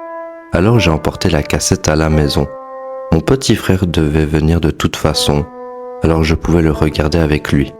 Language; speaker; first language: French; native; French